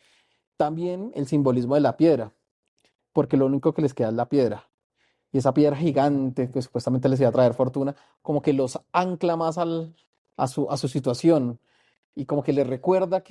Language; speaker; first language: Spanish; native; Spanish